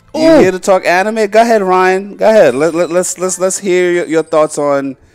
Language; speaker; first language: English; native; English